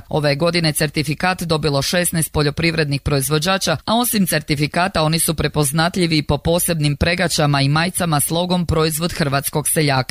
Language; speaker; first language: Serbian; native; Serbian